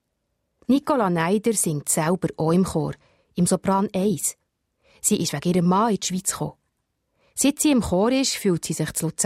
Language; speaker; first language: German; native; German